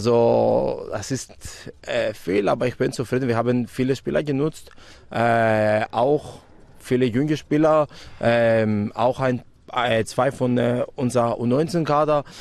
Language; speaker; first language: German; non-native, fluent; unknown